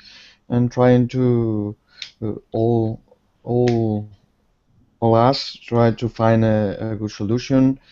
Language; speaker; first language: English; non-native, learner; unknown